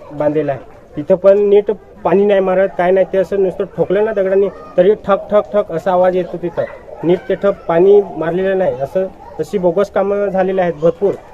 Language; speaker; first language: Marathi; native; Marathi